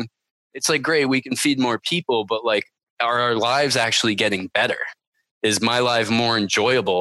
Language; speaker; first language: English; native; English